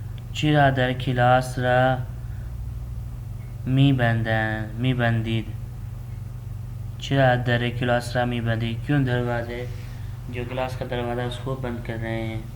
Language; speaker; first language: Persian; non-native, fluent; Urdu